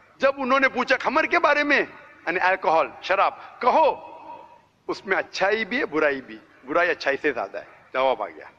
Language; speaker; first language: Hindi; non-native, local second language; Konkani